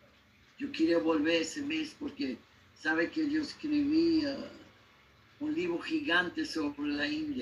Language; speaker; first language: Spanish; non-native, learner; German